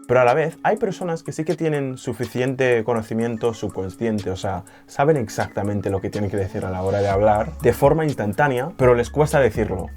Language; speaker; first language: Spanish; non-native, fluent; English